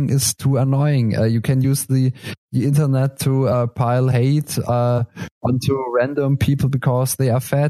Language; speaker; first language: English; non-native, fluent; German